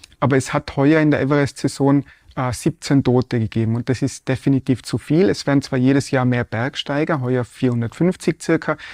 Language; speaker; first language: German; native; German